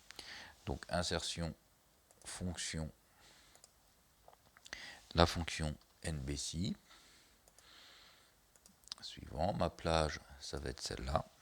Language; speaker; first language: French; native; French